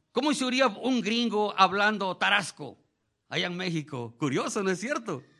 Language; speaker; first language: Spanish; native; Spanish